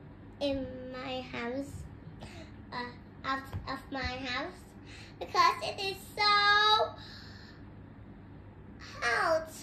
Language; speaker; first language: English; non-native, learner; Vietnamese